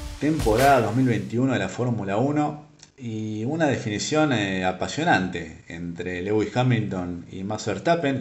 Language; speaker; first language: Spanish; native; Spanish